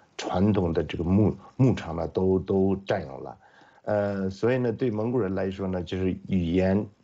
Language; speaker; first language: Chinese; non-native, local second language; Mongolian